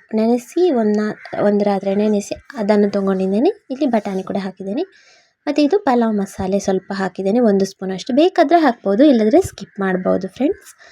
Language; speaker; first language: Kannada; native; Kannada